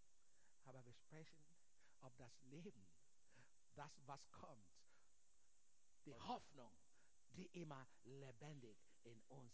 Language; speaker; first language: German; non-native, learner; English